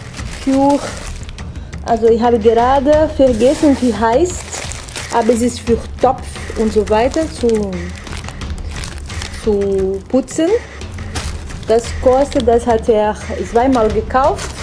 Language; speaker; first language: German; non-native, learner; Portuguese